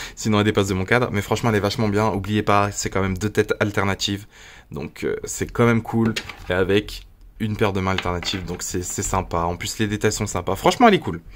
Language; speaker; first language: French; native; French